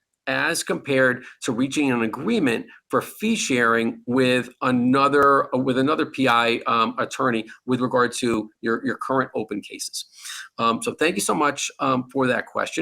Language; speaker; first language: English; native; English